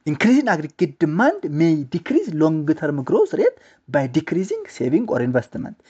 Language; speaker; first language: English; non-native, local second language; Amharic